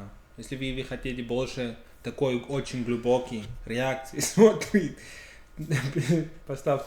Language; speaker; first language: Russian; non-native, learner; English